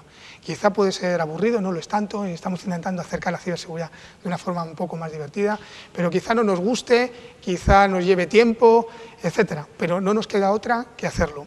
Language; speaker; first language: Spanish; native; Spanish